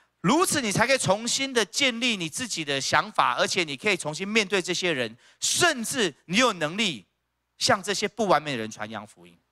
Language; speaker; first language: Chinese; native; Chinese